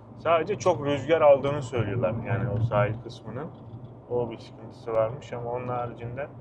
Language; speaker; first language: Turkish; native; Turkish